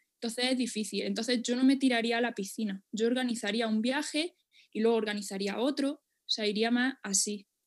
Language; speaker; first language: Spanish; native; Spanish